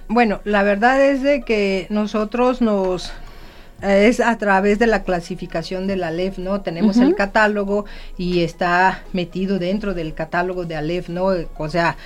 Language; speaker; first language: Spanish; non-native, local second language; Zapotec